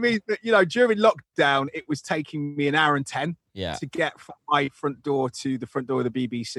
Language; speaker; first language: English; native; English